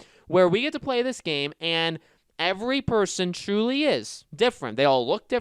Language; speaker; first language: English; native; English